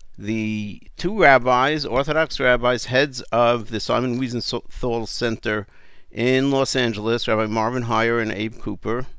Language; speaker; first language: English; native; English